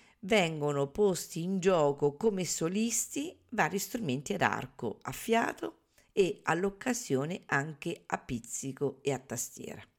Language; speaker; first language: Italian; native; Italian